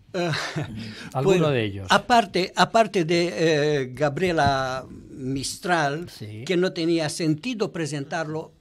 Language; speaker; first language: Spanish; non-native, fluent; Romanian